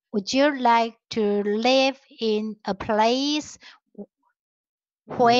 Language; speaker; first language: English; non-native, learner; Chinese